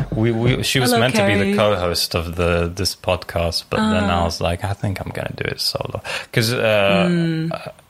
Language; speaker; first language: English; early bilingual, other home language; Arabic